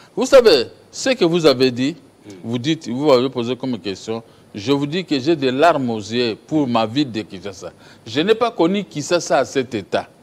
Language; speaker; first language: French; non-native, local second language; Lingala